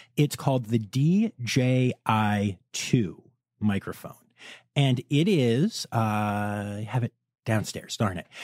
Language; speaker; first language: English; native; English